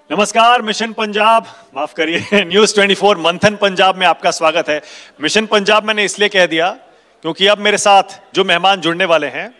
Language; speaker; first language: Hindi; native; Hindi